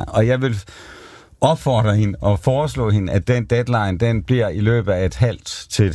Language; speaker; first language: Danish; native; Danish